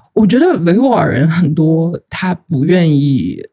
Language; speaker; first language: Chinese; non-native, local second language; Uyghur